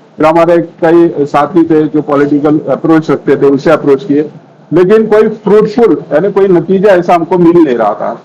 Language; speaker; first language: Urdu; native; Urdu